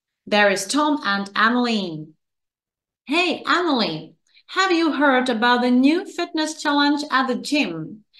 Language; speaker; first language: English; non-native, fluent; Czech